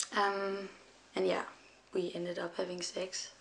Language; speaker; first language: English; non-native, fluent; Danish